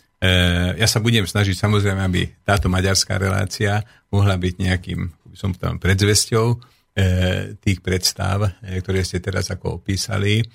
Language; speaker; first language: Slovak; non-native, local second language; Hungarian